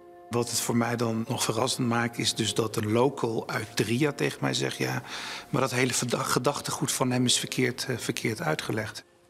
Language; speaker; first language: Dutch; native; Dutch